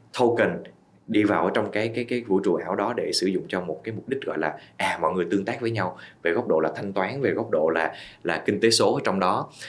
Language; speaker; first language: Vietnamese; native; Vietnamese